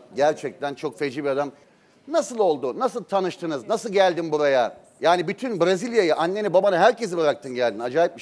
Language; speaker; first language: Turkish; native; Turkish